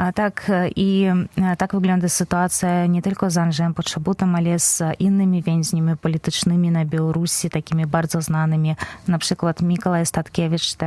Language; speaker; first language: Polish; non-native, fluent; Belarusian